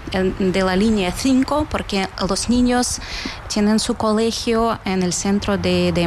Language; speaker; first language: Spanish; non-native, fluent; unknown